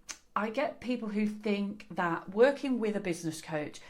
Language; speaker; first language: English; native; English